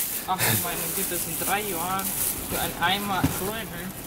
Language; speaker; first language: German; non-native, fluent; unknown